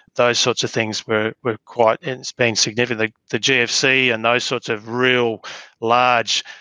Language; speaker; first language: English; native; English